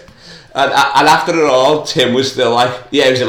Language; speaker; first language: English; native; English